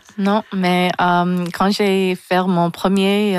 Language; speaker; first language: French; non-native, learner; English